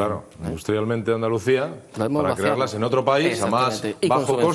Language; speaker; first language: Spanish; native; Spanish